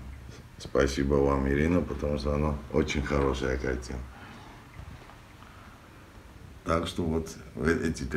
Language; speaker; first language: Russian; non-native, fluent; Georgian